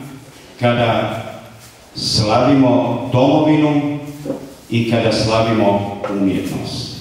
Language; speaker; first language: Croatian; native; Croatian